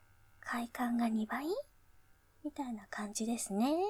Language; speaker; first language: Japanese; native; Japanese